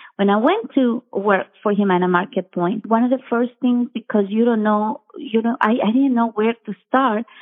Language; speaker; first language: English; non-native, fluent; Spanish